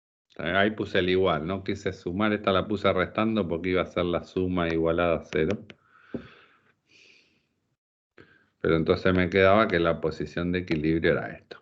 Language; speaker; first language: Spanish; native; Spanish